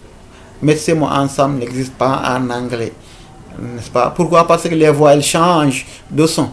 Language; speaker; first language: French; non-native, local second language; Fula